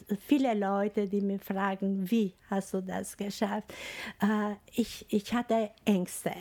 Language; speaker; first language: German; non-native, fluent; Albanian